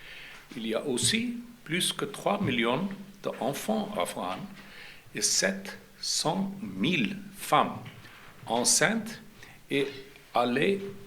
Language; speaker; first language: French; non-native, fluent; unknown